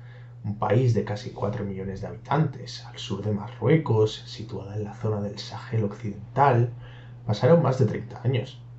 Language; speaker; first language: Spanish; native; Spanish